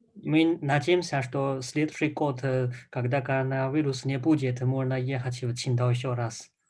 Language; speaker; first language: Russian; non-native, learner; Chinese